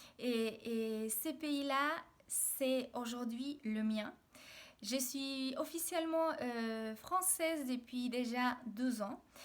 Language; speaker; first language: French; non-native, fluent; Spanish